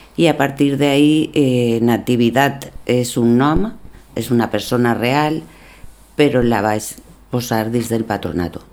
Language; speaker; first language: Spanish; non-native, local second language; Catalan